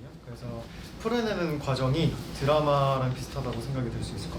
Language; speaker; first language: Korean; native; Korean